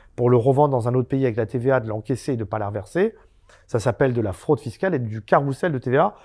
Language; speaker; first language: French; native; French